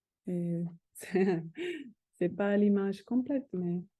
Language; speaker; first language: French; non-native, fluent; German